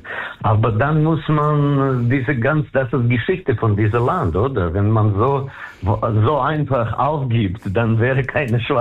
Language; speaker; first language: German; non-native, fluent; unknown